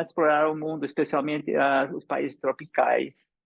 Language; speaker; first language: Portuguese; early bilingual, other home language; English